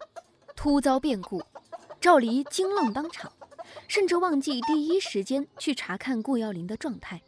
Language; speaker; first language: Chinese; native; Chinese